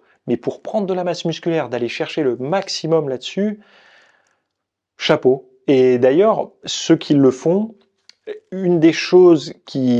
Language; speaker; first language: French; native; French